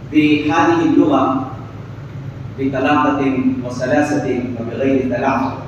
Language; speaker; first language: Arabic; non-native, fluent; Urdu